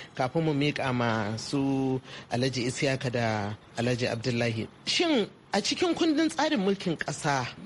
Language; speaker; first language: Hausa; native; Hausa